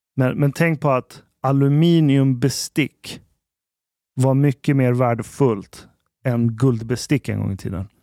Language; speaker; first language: Swedish; early bilingual, other home language; Arabic